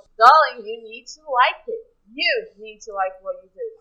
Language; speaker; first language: English; non-native, fluent; Portuguese